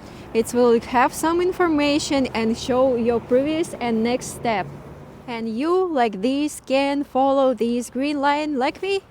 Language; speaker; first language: English; non-native, learner; Spanish